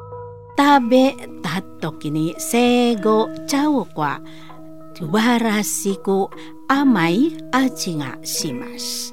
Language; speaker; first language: Japanese; non-native, learner; Indonesian